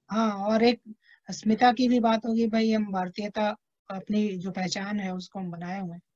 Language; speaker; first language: Hindi; native; Hindi